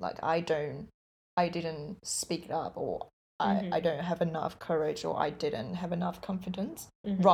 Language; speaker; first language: English; non-native, fluent; Chinese